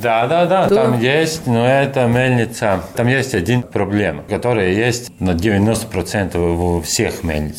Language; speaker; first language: Russian; non-native, learner; Latvian